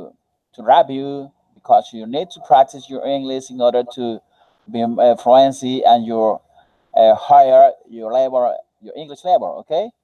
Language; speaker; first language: English; non-native, learner; Spanish